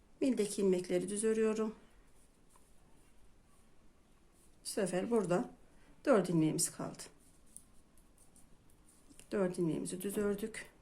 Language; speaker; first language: Turkish; native; Turkish